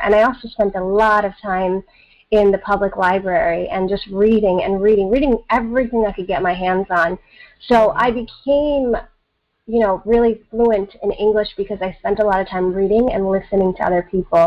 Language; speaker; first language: English; early bilingual, other home language; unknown